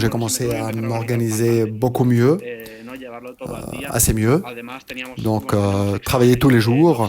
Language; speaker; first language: French; non-native, fluent; Spanish